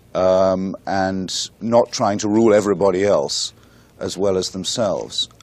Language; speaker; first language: English; native; English